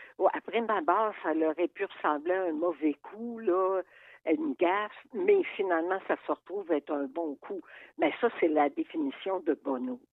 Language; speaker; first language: French; native; French